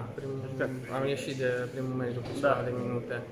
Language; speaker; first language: Romanian; non-native, fluent; Slovak